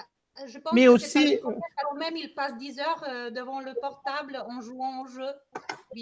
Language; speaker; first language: French; non-native, fluent; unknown